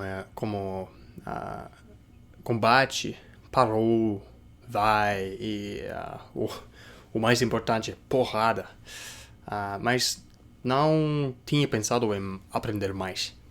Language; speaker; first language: Portuguese; non-native, fluent; English